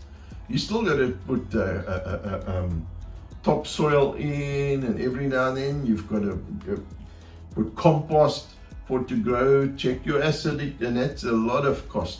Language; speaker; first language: English; native; English